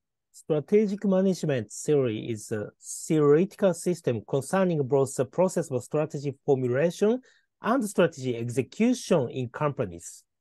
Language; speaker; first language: English; non-native, learner; Japanese